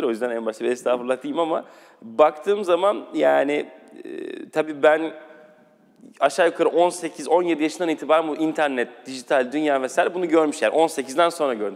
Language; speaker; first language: Turkish; native; Turkish